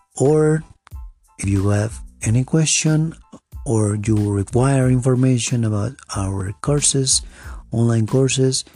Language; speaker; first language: English; non-native, fluent; Spanish